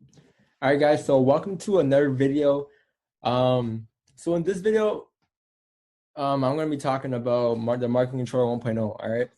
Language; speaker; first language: English; native; English